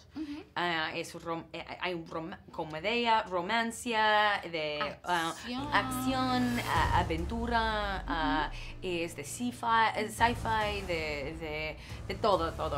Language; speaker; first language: Spanish; non-native, learner; English